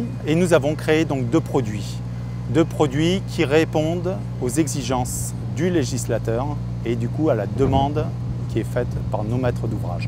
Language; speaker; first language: French; native; French